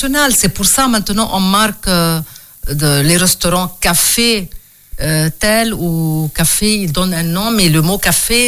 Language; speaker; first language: French; non-native, local second language; Arabic